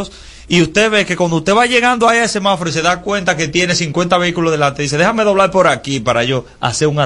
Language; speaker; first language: Spanish; native; Spanish